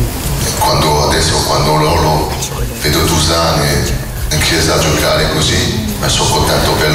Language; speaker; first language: Italian; non-native, learner; French